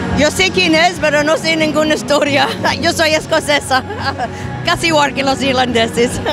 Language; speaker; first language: Spanish; non-native, fluent; English